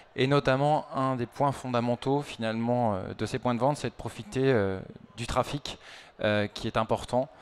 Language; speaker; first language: French; native; French